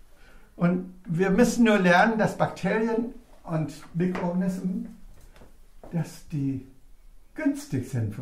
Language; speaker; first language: German; non-native, fluent; English